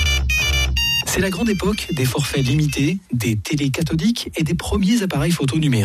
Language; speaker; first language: French; native; French